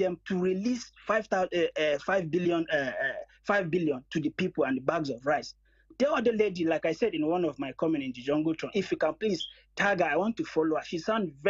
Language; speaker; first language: English; non-native, local second language; Hausa